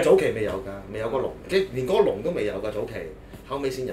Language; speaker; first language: Cantonese; native; Cantonese